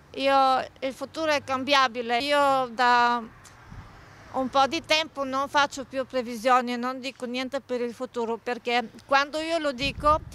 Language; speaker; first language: Italian; non-native, fluent; Bulgarian